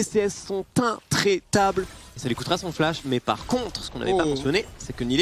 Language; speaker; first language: French; native; French